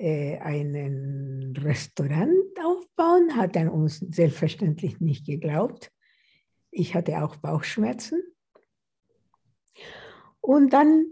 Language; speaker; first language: German; non-native, fluent; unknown